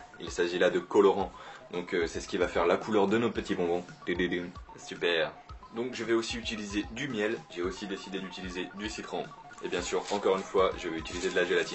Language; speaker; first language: French; native; French